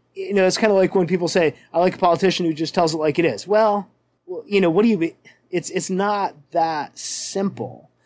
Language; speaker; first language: English; native; English